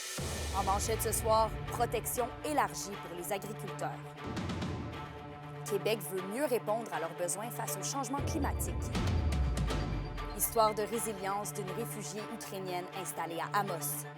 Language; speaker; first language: French; native; French